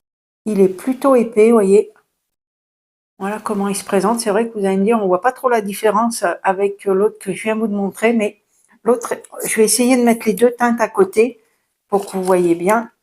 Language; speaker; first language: French; native; French